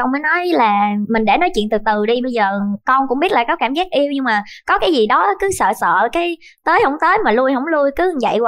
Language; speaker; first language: Vietnamese; native; Vietnamese